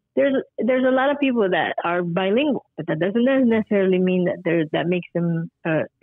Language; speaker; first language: English; early bilingual, other home language; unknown